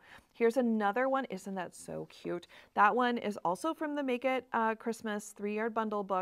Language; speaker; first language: English; native; English